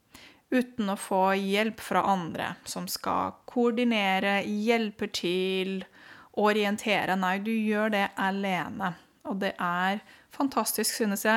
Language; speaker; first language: Norwegian; non-native, fluent; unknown